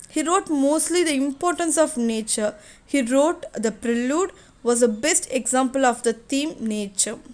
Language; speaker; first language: English; non-native, local second language; Tamil